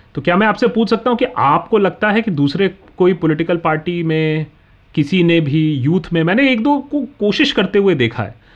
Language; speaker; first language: Hindi; native; Hindi